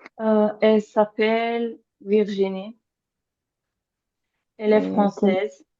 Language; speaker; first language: French; non-native, learner; Azerbaijani